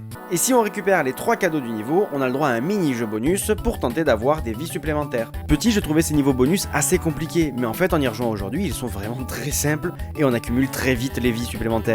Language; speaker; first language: French; native; French